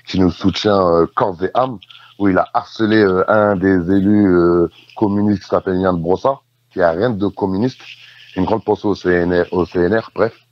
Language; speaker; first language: French; native; French